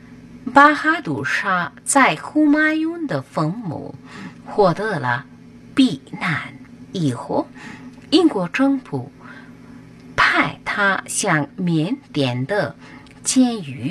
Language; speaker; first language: Chinese; non-native, fluent; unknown